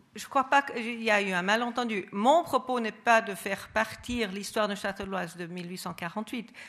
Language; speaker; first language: French; non-native, fluent; English